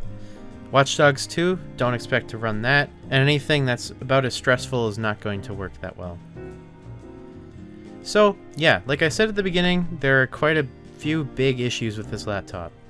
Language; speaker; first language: English; native; English